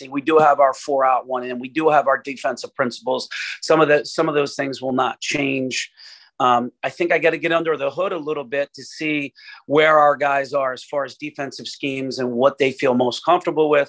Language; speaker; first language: English; native; English